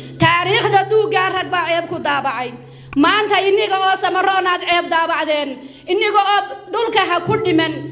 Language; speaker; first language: Somali; native; Somali